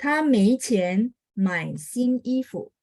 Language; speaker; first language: Chinese; non-native, fluent; Indonesian